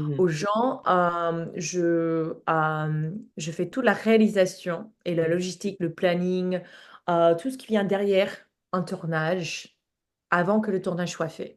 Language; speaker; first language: French; non-native, fluent; English